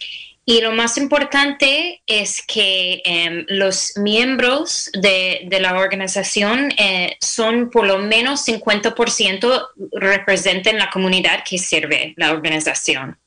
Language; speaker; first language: Spanish; non-native, fluent; English